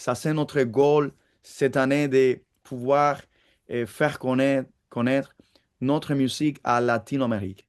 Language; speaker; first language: French; non-native, fluent; Spanish